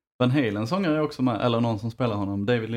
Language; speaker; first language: Swedish; native; Swedish